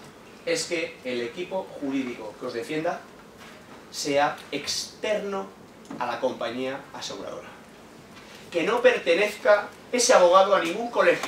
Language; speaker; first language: Spanish; native; Spanish